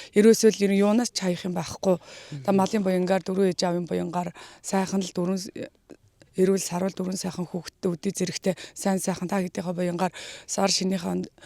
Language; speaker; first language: Mongolian; native; Mongolian